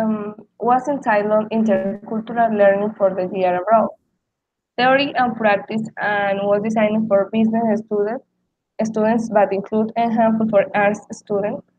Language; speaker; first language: English; non-native, learner; Spanish